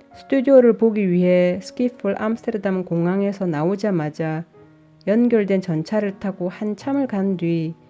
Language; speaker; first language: Korean; native; Korean